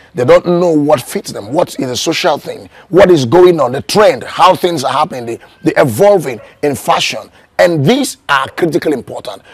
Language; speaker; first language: English; non-native, local second language; Igbo